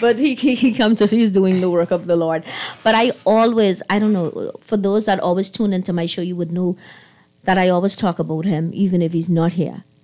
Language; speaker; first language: English; native; English